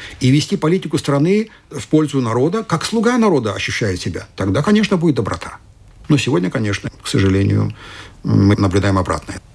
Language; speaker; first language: Russian; non-native, fluent; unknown